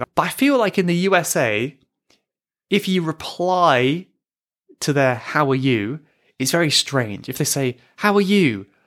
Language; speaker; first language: English; native; English